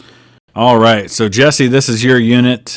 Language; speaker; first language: English; native; English